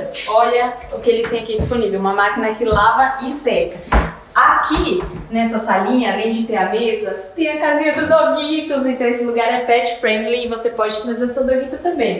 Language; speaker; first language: Portuguese; native; Portuguese